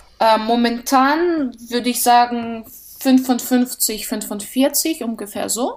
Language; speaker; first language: German; early bilingual, other home language; Russian